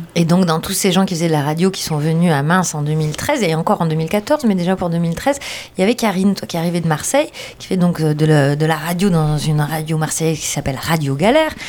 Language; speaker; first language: French; native; French